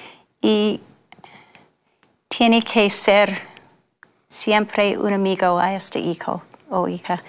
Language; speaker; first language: Spanish; non-native, fluent; English